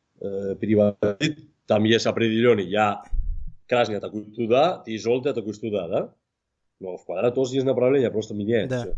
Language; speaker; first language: Russian; non-native, fluent; Spanish